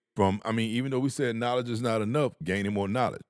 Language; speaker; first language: English; native; English